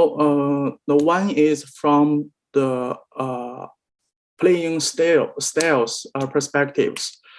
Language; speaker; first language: English; non-native, learner; Chinese